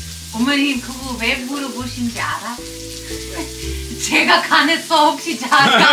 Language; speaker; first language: Korean; non-native, learner; German